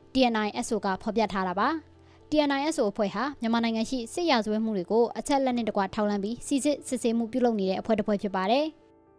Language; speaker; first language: Burmese; native; Burmese